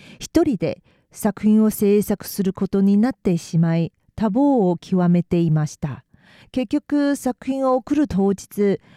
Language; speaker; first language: Japanese; non-native, fluent; Chinese